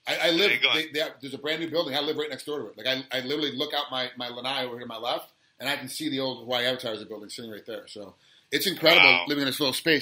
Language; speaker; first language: English; native; English